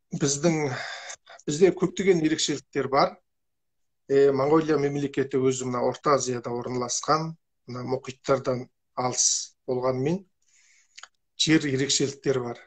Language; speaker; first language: Kazakh; native; Kazakh